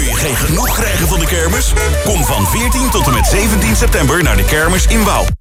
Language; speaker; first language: Dutch; native; Dutch